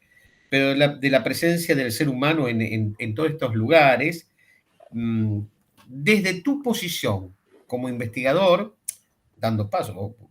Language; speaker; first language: Spanish; native; Spanish